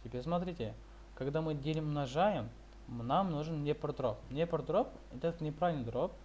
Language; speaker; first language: Russian; non-native, local second language; Kazakh